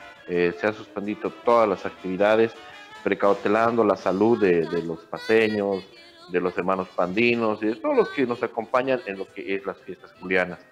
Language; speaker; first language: Spanish; native; Spanish